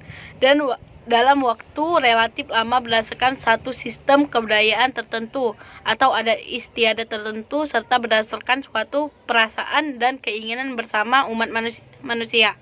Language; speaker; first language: Indonesian; native; Indonesian